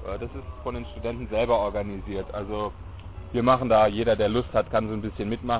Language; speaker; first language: German; native; German